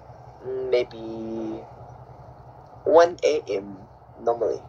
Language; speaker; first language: English; non-native, learner; Thai